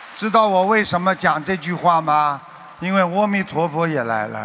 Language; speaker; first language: Chinese; native; Chinese